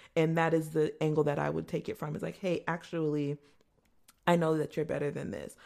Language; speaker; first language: English; native; English